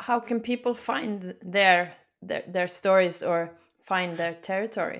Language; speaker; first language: English; non-native, fluent; Norwegian